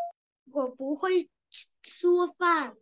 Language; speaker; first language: Chinese; non-native, learner; Vietnamese